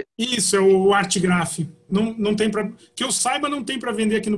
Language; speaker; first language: Portuguese; native; Portuguese